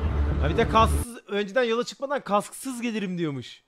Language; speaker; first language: Turkish; native; Turkish